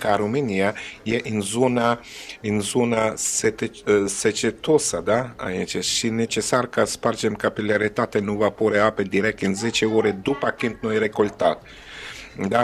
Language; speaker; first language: Romanian; non-native, learner; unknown